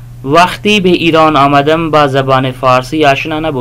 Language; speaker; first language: Persian; non-native, fluent; Urdu